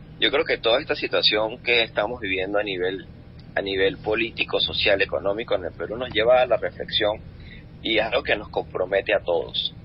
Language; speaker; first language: Spanish; native; Spanish